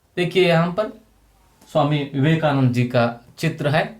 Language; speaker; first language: Hindi; non-native, local second language; Kannada